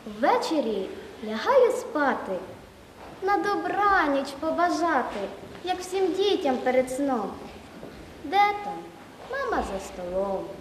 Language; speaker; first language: Ukrainian; native; Ukrainian